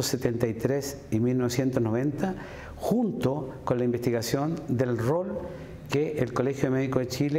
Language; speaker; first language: Spanish; native; Spanish